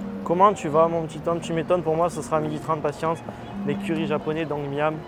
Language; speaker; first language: French; native; French